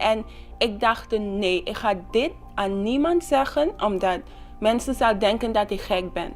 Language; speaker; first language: Dutch; non-native, local second language; Papiamento